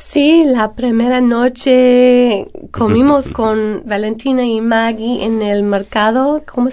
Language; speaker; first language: Spanish; non-native, fluent; English